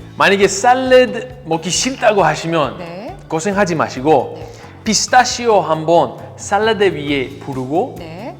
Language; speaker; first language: Korean; non-native, fluent; Greek